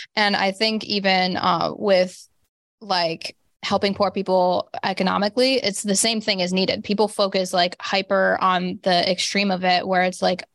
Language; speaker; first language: English; native; English